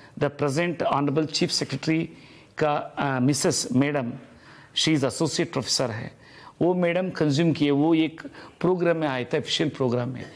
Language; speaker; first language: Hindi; non-native, local second language; Telugu